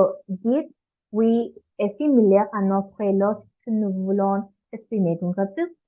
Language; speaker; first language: French; non-native, learner; Spanish